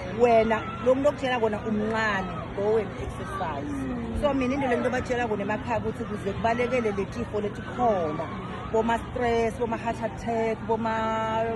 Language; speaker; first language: Zulu; non-native, local second language; Swati